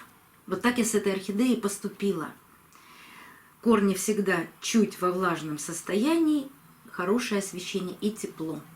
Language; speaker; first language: Russian; native; Russian